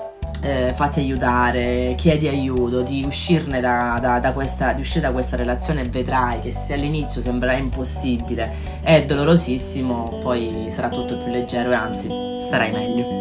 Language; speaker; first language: Italian; native; Italian